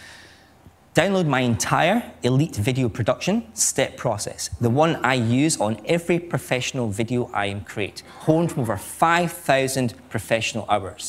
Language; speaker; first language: English; native; English